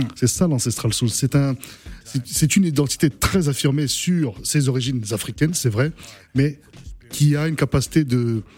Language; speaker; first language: French; native; French